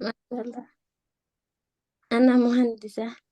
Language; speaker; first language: Arabic; non-native, learner; Somali